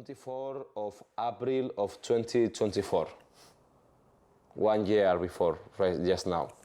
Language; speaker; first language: English; non-native, learner; Spanish